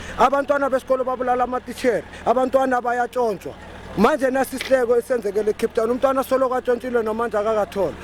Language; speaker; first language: Zulu; native; Zulu